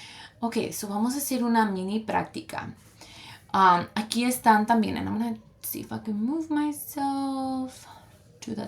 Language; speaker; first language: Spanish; early bilingual, other home language; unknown